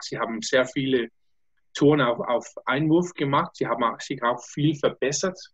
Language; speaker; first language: German; non-native, learner; Danish